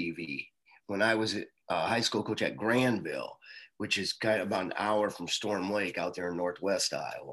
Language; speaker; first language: English; native; English